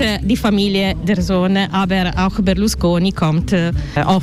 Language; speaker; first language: German; non-native, learner; Italian